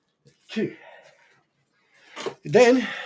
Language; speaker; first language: English; native; English